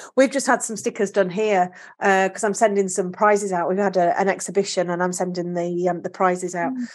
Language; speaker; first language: English; native; English